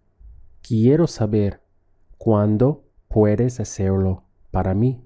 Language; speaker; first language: Spanish; non-native, fluent; English